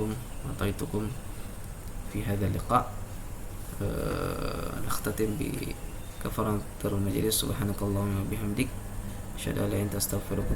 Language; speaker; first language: Arabic; non-native, fluent; Indonesian